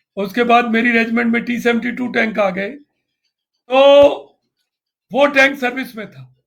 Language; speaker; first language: Hindi; non-native, local second language; Punjabi